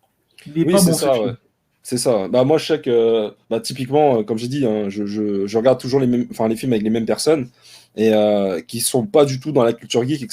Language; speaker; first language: French; native; French